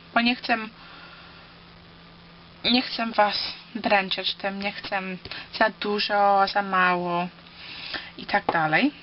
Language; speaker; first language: Polish; early bilingual, heritage; Polish